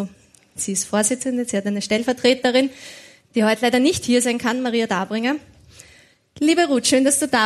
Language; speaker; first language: German; native; German